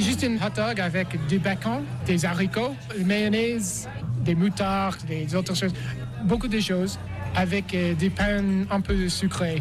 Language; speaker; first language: French; non-native, learner; English